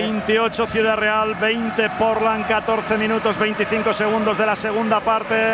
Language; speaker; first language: Spanish; native; Spanish